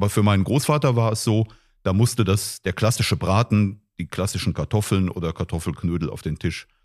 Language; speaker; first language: German; native; German